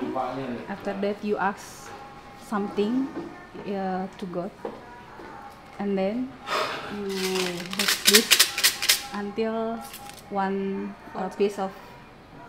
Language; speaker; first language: English; non-native, fluent; Indonesian